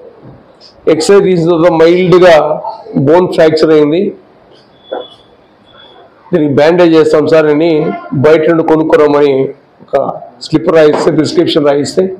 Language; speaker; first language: Telugu; native; Telugu